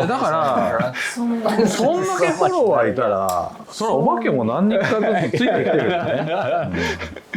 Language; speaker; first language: Japanese; native; Japanese